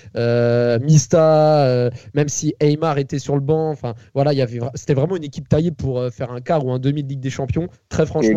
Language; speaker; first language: French; native; French